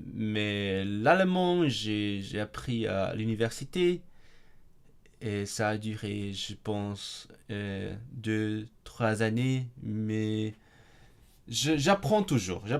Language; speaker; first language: French; non-native, fluent; Cantonese